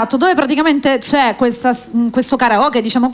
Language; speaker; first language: Italian; native; Italian